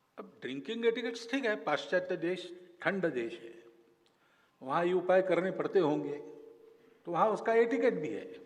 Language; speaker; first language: Hindi; non-native, local second language; Marathi